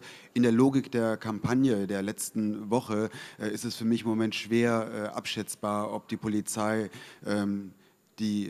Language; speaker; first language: German; native; German